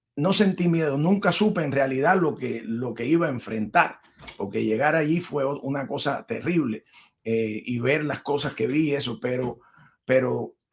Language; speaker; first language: Spanish; native; Spanish